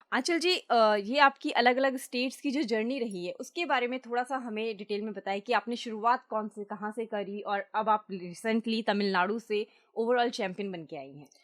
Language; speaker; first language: Hindi; native; Hindi